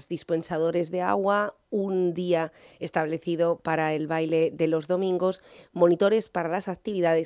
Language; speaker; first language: Spanish; native; Spanish